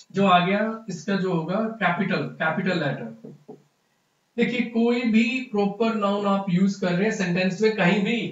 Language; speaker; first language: Hindi; non-native, local second language; Punjabi